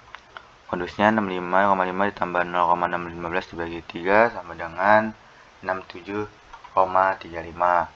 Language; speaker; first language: Indonesian; native; Indonesian